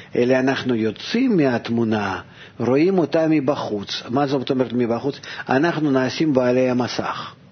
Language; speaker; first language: Hebrew; non-native, fluent; Russian